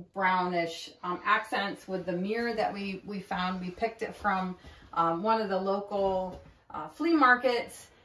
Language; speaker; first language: English; native; English